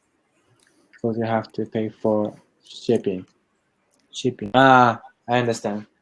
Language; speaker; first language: English; non-native, learner; Japanese